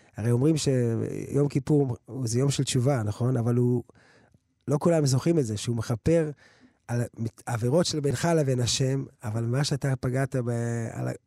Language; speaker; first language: Hebrew; early bilingual, other home language; English